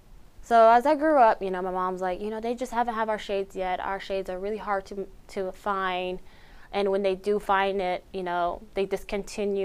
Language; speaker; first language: English; early bilingual, other home language; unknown